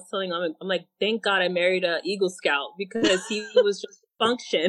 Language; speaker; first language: English; native; English